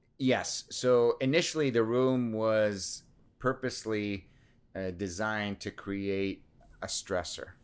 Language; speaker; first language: English; early bilingual, other home language; Assyrian Neo-Aramaic